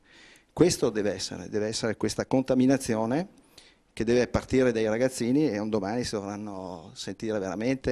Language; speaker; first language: Italian; native; Italian